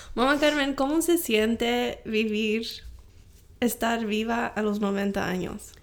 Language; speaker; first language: Spanish; early bilingual, heritage; Spanish